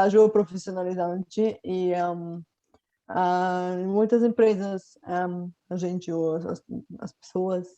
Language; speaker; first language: Portuguese; non-native, fluent; Bulgarian